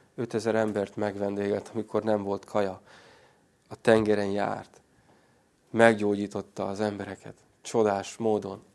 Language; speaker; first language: Hungarian; native; Hungarian